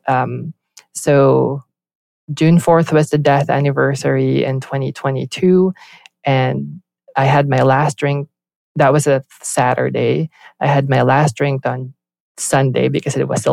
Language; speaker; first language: English; non-native, local second language; Filipino